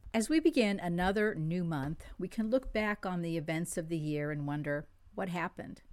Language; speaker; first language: English; non-native, fluent; French